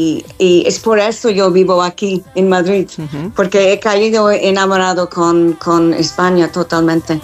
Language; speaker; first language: Spanish; non-native, learner; English